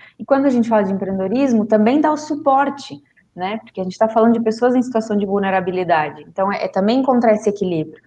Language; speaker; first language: Portuguese; non-native, fluent; Spanish